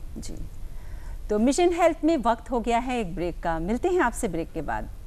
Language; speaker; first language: Hindi; native; Hindi